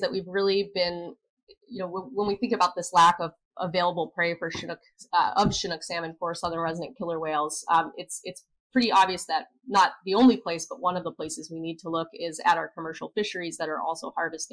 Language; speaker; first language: English; native; English